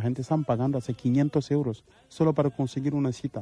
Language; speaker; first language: Spanish; non-native, fluent; Mandingo